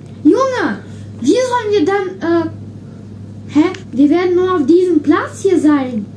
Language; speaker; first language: German; early bilingual, other home language; Russian